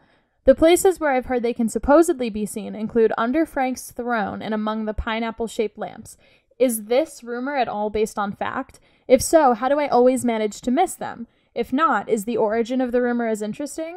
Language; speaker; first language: English; native; English